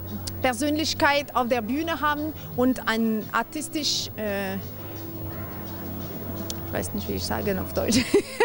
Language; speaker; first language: German; non-native, learner; French